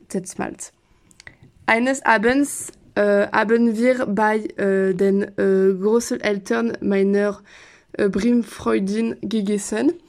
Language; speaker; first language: German; non-native, learner; French